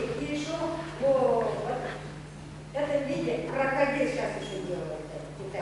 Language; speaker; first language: Russian; non-native, fluent; Mongolian